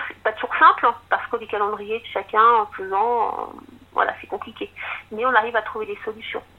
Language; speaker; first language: French; native; French